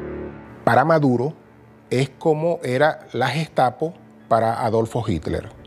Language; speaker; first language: Spanish; native; Spanish